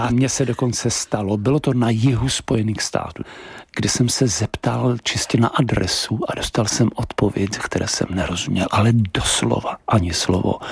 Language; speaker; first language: Czech; native; Czech